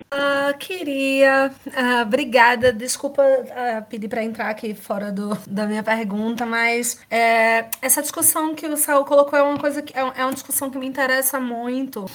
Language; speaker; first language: Portuguese; native; Portuguese